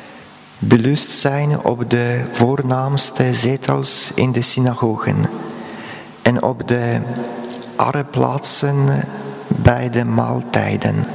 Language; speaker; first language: Dutch; non-native, fluent; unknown